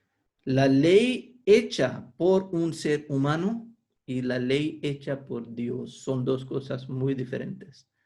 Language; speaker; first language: Spanish; non-native, fluent; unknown